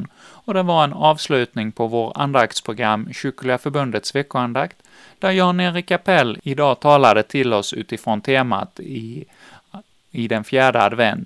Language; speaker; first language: Swedish; native; Swedish